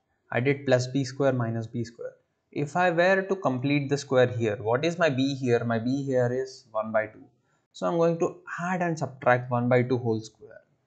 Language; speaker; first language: English; non-native, local second language; Telugu